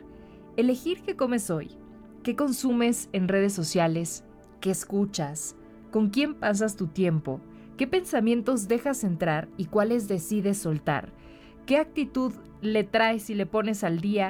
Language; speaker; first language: Spanish; native; Spanish